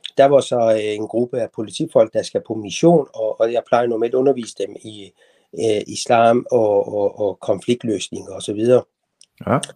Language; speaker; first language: Danish; non-native, fluent; Persian